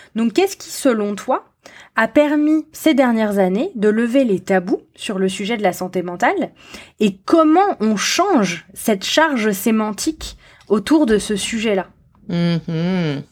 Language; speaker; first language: French; native; French